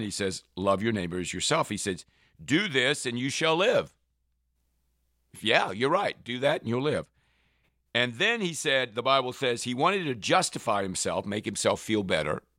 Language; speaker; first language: English; native; English